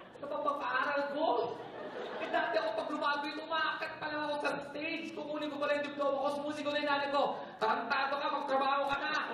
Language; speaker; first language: Filipino; native; Filipino